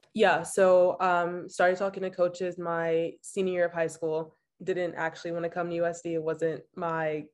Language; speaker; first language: English; native; English